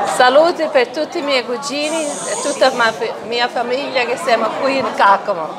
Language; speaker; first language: Italian; early bilingual, other home language; English